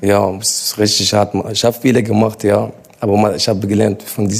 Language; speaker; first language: German; non-native, learner; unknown